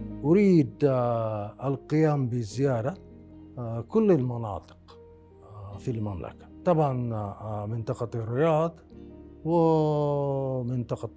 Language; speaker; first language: Arabic; non-native, fluent; Japanese